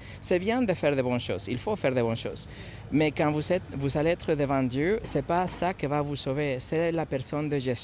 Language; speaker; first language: French; non-native, fluent; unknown